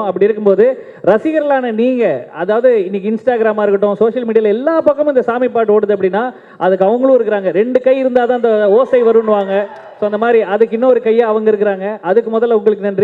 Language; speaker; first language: Tamil; native; Tamil